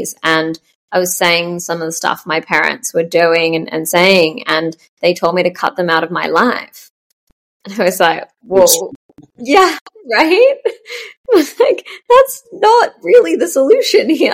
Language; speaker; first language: English; native; English